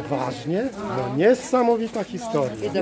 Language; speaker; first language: Polish; native; Polish